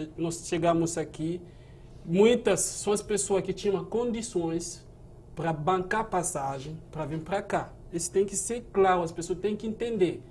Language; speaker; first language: Portuguese; non-native, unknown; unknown